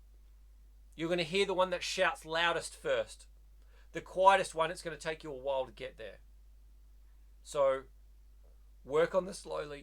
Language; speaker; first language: English; native; English